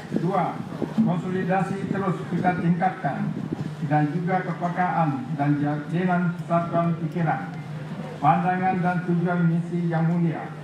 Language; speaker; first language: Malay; non-native, local second language; Achinese